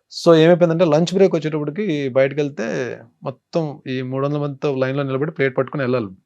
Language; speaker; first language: Telugu; native; Telugu